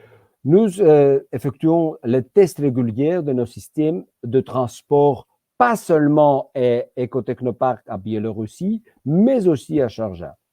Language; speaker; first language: French; non-native, fluent; Georgian